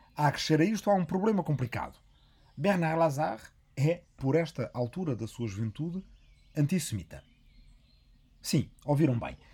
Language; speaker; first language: Portuguese; native; Portuguese